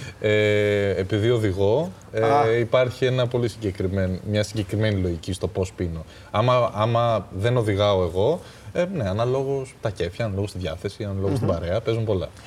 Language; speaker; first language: Greek; early bilingual, other home language; Albanian